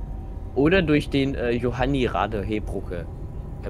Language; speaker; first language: German; native; German